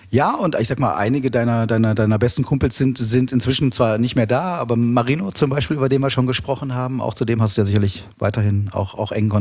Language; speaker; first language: German; native; German